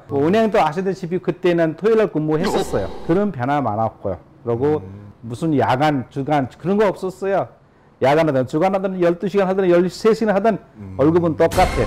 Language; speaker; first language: Korean; non-native, fluent; Nepali